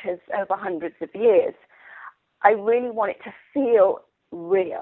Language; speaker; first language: English; native; English